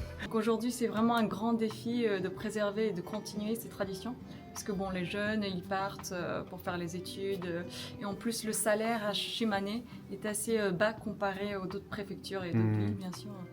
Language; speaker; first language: French; non-native, fluent; Japanese